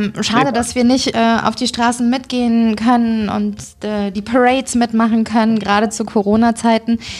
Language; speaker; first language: German; native; German